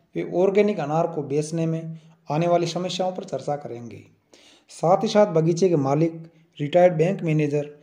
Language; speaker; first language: Hindi; native; Hindi